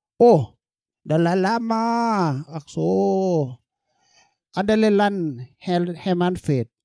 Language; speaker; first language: German; non-native, learner; Thai